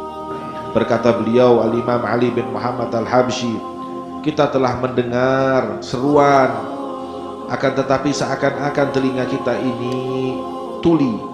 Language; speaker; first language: Indonesian; native; Indonesian